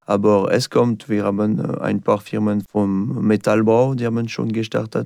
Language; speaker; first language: German; non-native, learner; French